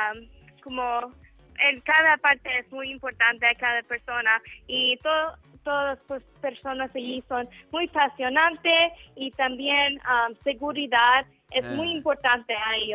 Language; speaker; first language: Spanish; non-native, learner; English